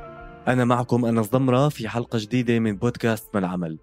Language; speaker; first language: Arabic; native; Arabic